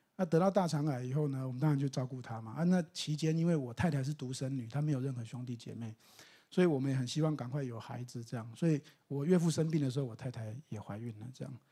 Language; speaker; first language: Chinese; native; Chinese